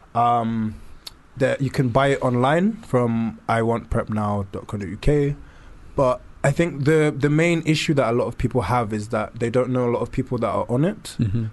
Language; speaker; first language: English; native; English